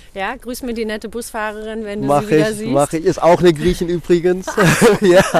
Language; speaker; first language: German; non-native, fluent; Greek